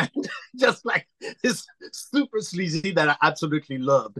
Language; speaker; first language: English; non-native, fluent; French